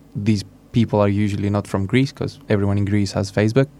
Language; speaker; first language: English; non-native, fluent; Greek